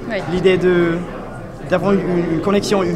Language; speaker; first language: French; non-native, fluent; English